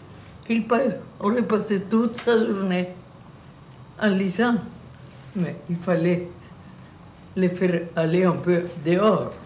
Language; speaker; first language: French; non-native, fluent; Spanish